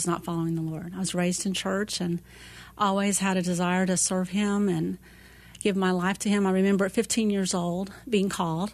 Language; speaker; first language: English; native; English